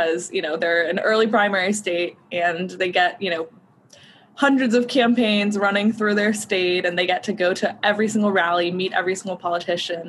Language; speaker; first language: English; native; English